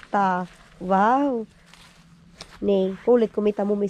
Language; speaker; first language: Finnish; non-native, learner; Waray